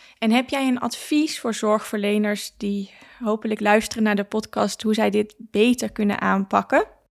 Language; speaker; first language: Dutch; native; Dutch